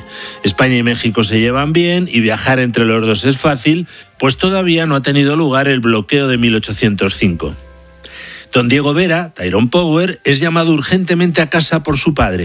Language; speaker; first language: Spanish; native; Spanish